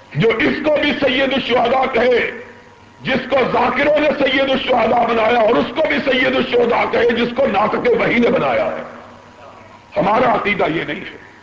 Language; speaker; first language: Urdu; non-native, local second language; Punjabi